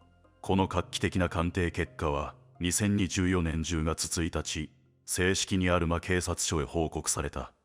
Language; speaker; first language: Japanese; native; Japanese